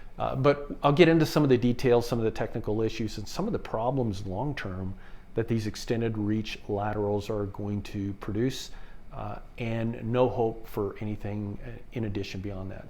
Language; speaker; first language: English; native; English